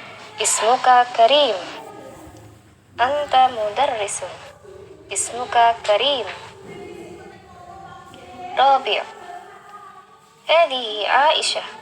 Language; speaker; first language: Arabic; non-native, learner; Indonesian